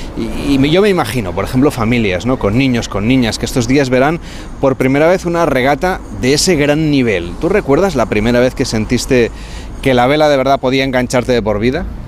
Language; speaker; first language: Spanish; native; Spanish